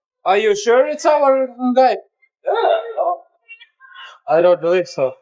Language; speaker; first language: English; non-native, fluent; Lithuanian